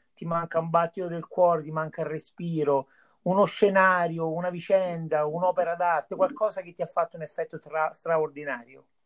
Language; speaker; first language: Italian; native; Italian